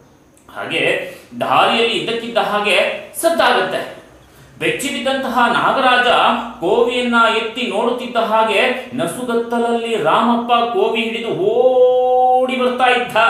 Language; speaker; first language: Kannada; native; Kannada